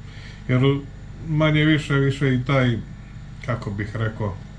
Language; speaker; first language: Serbian; native; Serbian